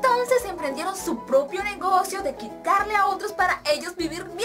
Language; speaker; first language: Spanish; native; Spanish